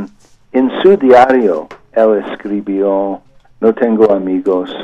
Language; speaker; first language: Spanish; non-native, learner; English